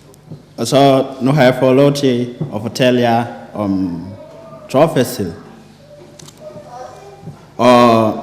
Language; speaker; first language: Danish; non-native, fluent; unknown